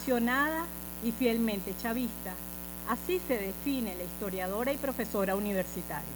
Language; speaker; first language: Spanish; native; Spanish